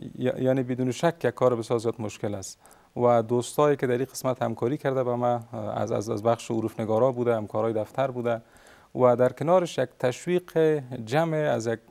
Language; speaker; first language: Persian; native; Persian